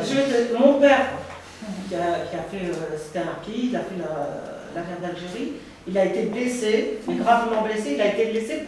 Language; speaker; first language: French; early bilingual, other home language; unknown